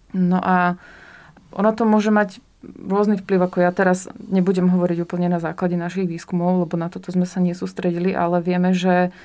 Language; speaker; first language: Slovak; native; Slovak